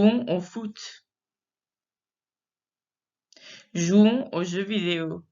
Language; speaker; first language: French; non-native, fluent; English